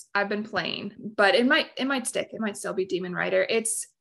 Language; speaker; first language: English; native; English